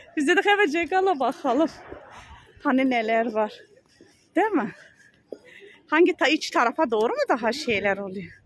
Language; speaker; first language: Turkish; early bilingual, heritage; Turkish